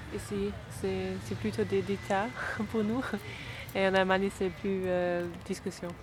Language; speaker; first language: French; non-native, learner; German